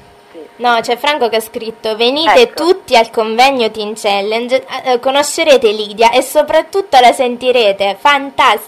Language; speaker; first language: Italian; native; Italian